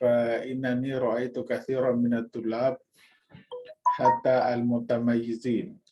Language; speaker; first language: Arabic; non-native, fluent; Indonesian